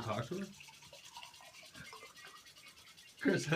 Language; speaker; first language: English; native; English